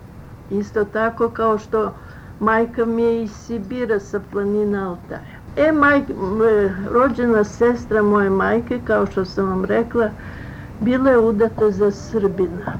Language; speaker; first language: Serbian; early bilingual, other home language; Russian